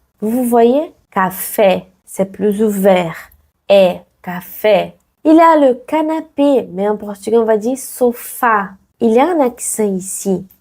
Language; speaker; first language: French; non-native, fluent; Portuguese